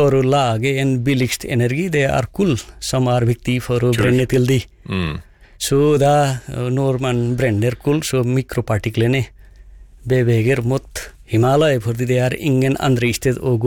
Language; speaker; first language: Norwegian; non-native, fluent; Nepali